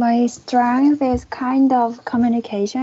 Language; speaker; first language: English; non-native, learner; Korean